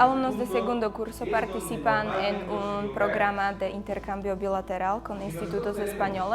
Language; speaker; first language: Spanish; non-native, fluent; Slovak